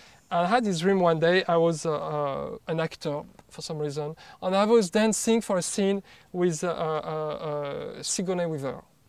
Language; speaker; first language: English; non-native, fluent; French